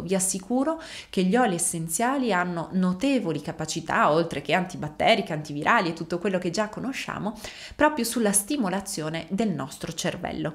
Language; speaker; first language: Italian; native; Italian